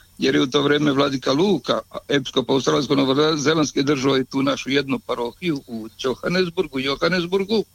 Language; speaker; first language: Serbian; native; Serbian